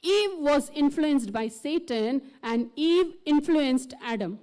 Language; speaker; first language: English; non-native, local second language; Kannada